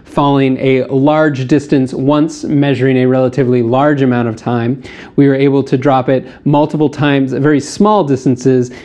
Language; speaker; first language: English; native; English